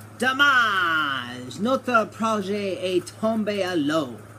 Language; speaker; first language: French; non-native, learner; English